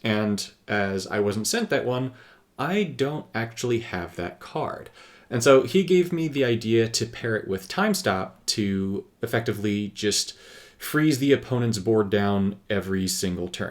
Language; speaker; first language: English; native; English